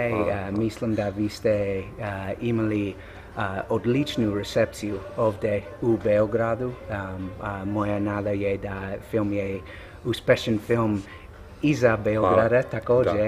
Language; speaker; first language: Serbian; non-native, learner; English